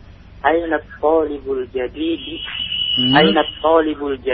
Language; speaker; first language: Arabic; non-native, learner; Indonesian